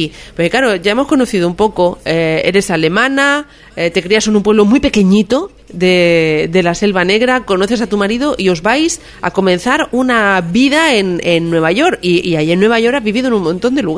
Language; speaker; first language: Spanish; native; Spanish